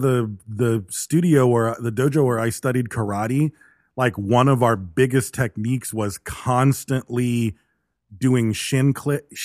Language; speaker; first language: English; native; English